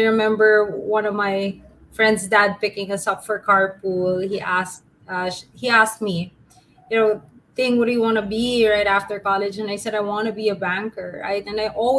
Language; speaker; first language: English; non-native, local second language; Filipino